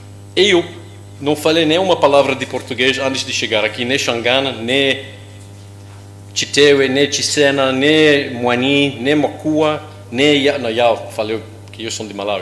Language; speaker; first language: Portuguese; non-native, learner; English